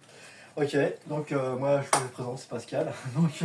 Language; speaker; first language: French; native; French